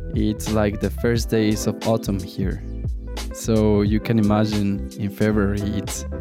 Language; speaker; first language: English; non-native, fluent; Spanish